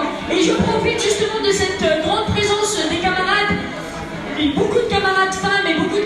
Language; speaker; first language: French; native; French